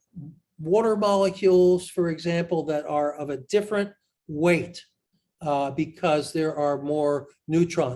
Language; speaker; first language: English; native; English